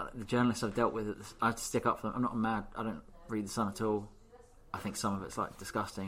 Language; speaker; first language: English; native; English